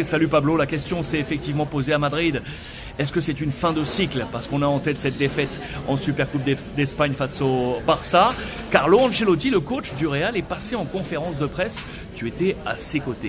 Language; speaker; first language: French; native; French